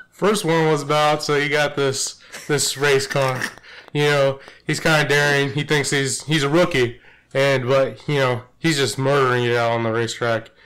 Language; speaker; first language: English; native; English